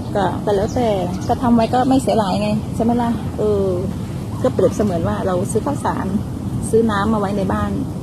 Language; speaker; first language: Thai; non-native, local second language; Northern Khmer